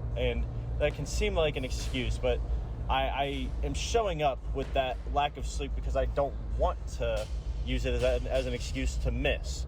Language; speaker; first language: English; native; English